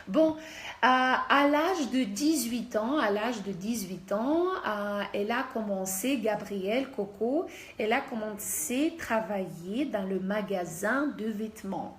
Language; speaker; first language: French; non-native, fluent; Russian